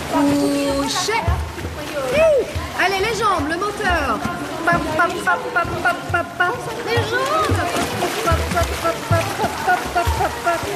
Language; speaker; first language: French; native; French